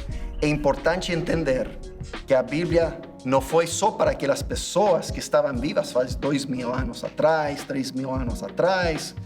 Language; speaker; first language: Portuguese; non-native, fluent; English